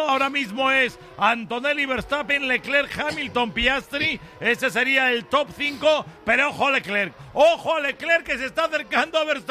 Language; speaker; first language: Spanish; native; Spanish